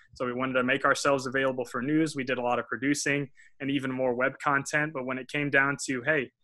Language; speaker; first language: English; native; English